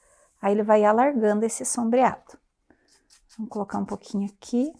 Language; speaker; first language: Portuguese; native; Portuguese